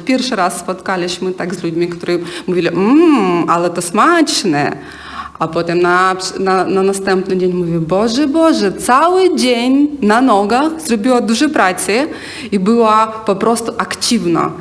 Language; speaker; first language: Polish; non-native, learner; Ukrainian